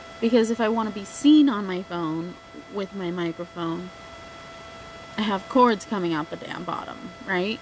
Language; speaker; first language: English; native; English